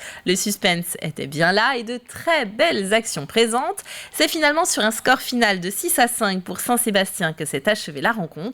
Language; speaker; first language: French; native; French